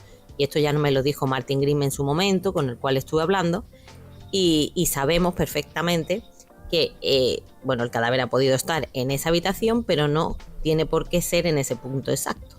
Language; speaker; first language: Spanish; native; Spanish